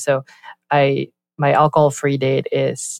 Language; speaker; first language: English; non-native, local second language; Filipino